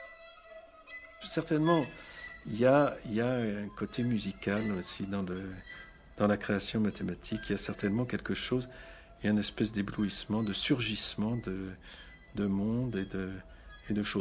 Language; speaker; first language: French; native; French